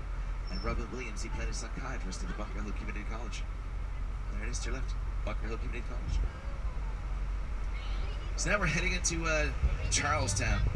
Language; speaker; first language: English; native; English